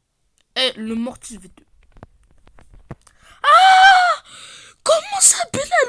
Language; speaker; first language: French; native; French